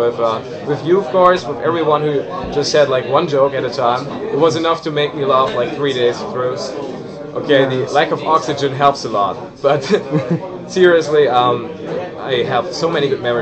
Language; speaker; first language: English; non-native, fluent; German